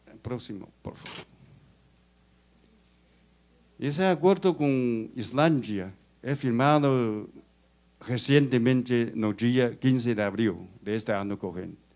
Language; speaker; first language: Spanish; non-native, fluent; Chinese